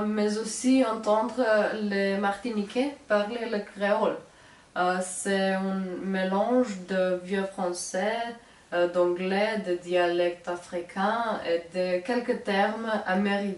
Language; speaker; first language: French; non-native, learner; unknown